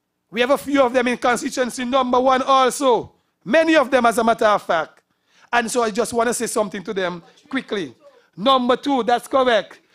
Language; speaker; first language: English; native; English